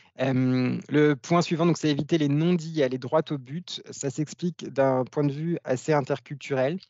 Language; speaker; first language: French; native; French